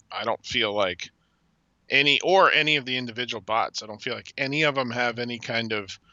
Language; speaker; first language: English; native; English